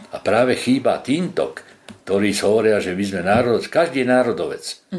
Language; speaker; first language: Slovak; non-native, local second language; Hungarian